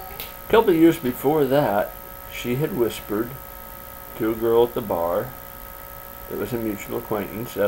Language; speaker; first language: English; native; English